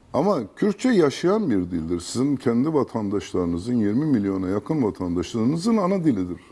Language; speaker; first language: Turkish; non-native, local second language; Kurdish